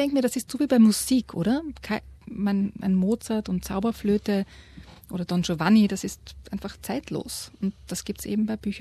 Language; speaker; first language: German; native; German